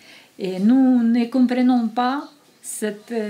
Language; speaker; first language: French; non-native, learner; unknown